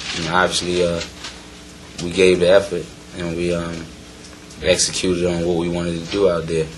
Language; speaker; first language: English; native; English